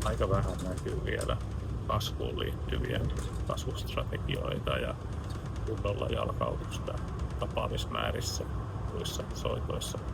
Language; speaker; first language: Finnish; native; Finnish